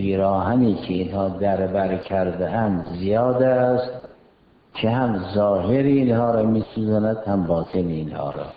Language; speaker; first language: Persian; native; Persian